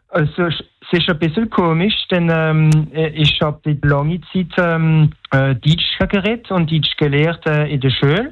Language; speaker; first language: German; non-native, local second language; French